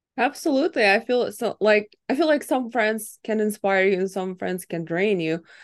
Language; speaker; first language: English; non-native, fluent; Ukrainian